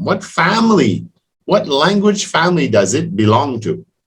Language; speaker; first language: English; non-native, fluent; French